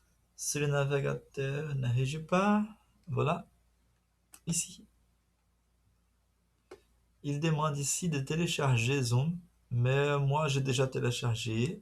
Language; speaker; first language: French; non-native, fluent; Portuguese